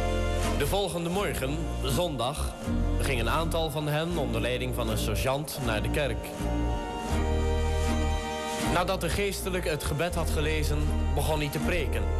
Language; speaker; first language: Dutch; native; Dutch